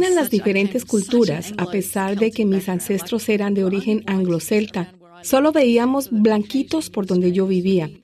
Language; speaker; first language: Spanish; non-native, fluent; English